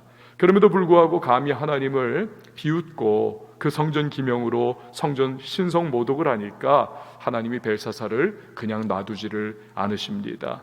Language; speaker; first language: Korean; native; Korean